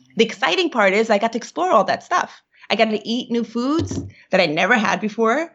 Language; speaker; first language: English; native; English